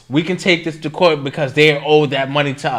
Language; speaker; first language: English; native; English